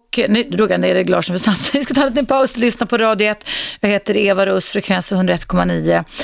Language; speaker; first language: Swedish; native; Swedish